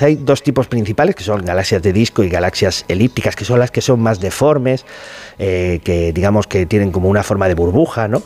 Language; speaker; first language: Spanish; native; Spanish